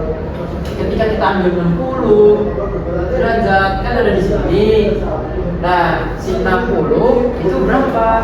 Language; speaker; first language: Indonesian; native; Indonesian